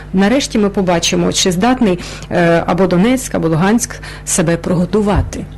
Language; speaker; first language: Ukrainian; native; Ukrainian